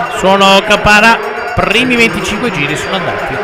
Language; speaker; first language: Italian; native; Italian